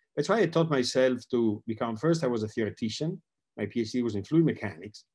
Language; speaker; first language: English; non-native, fluent; Italian